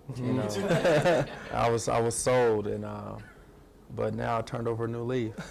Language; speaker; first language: English; native; English